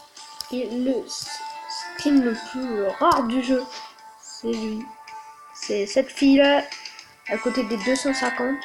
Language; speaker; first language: French; native; French